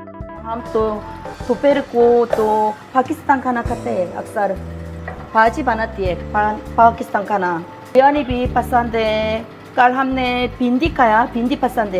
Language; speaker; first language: Hindi; non-native, learner; Korean